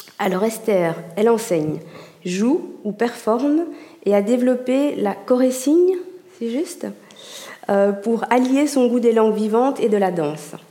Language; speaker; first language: French; native; French